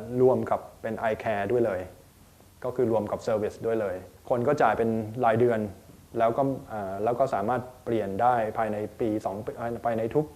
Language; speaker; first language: Thai; native; Thai